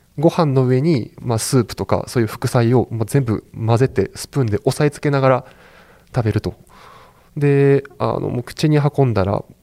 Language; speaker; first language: Japanese; native; Japanese